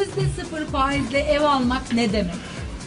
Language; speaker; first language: Turkish; native; Turkish